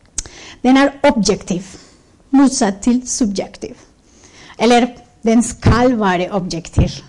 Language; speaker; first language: Norwegian; non-native, fluent; Spanish